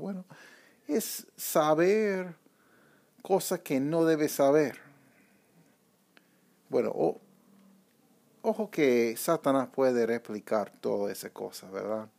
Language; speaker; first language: Spanish; non-native, fluent; English